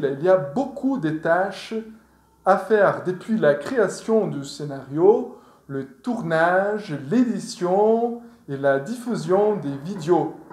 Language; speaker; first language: French; non-native, fluent; Portuguese